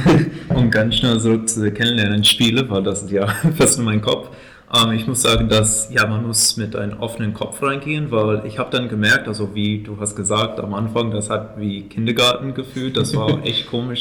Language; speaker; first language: German; non-native, fluent; English